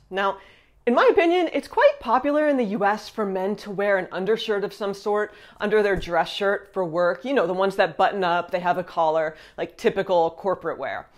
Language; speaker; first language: English; native; English